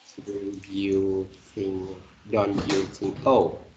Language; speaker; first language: English; non-native, learner; Vietnamese